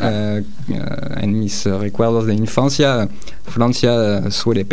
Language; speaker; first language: Spanish; non-native, fluent; French